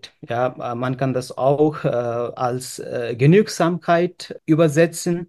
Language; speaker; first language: German; non-native, fluent; Nepali